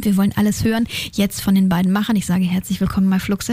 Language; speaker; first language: German; native; German